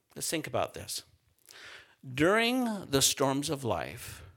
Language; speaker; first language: English; native; English